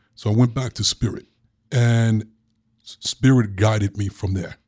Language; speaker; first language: English; native; English